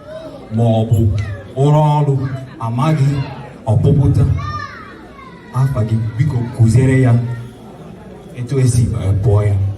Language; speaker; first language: Igbo; early bilingual, heritage; Igbo